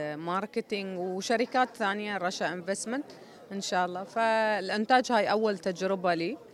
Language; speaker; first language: Arabic; native; Arabic